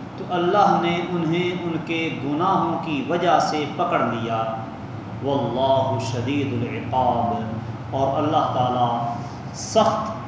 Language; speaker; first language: Urdu; non-native, local second language; Punjabi